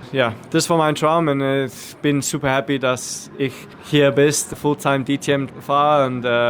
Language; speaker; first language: German; non-native, learner; English